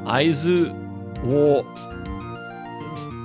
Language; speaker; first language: Japanese; non-native, learner; English